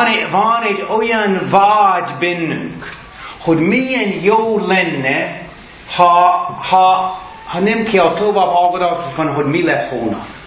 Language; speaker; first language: Hungarian; non-native, learner; English